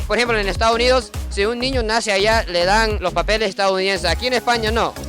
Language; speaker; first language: Spanish; non-native, fluent; English